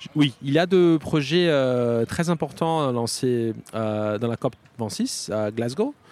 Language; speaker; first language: French; non-native, fluent; Portuguese